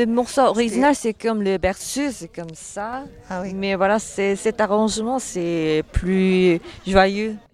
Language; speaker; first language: French; non-native, learner; Korean